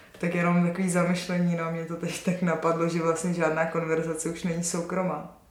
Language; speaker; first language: Czech; native; Czech